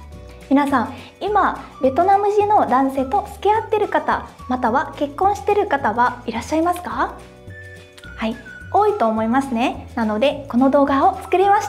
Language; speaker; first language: Japanese; non-native, fluent; Vietnamese